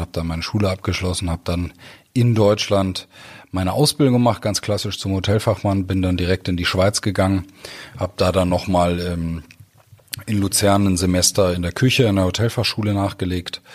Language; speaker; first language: German; native; German